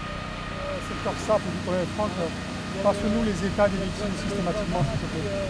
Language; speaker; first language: French; native; French